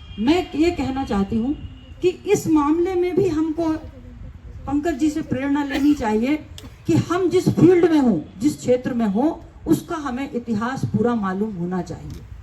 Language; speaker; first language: Hindi; native; Hindi